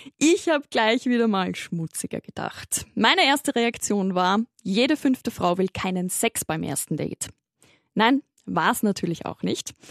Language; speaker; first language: German; native; German